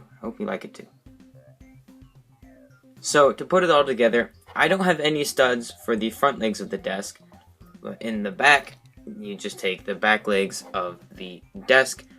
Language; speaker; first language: English; native; English